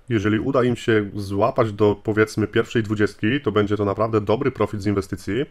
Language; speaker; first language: Polish; native; Polish